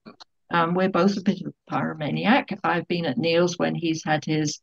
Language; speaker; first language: English; native; English